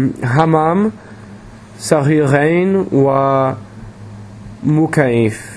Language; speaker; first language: Arabic; non-native, learner; English